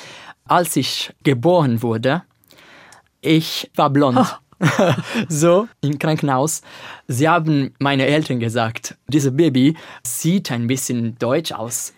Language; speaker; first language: German; non-native, learner; Italian